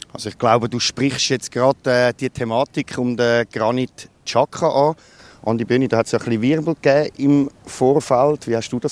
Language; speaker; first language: German; native; German